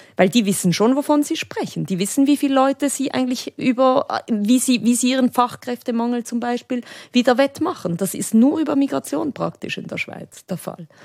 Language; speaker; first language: German; early bilingual, other home language; Spanish